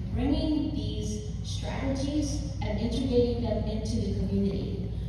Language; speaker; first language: English; native; English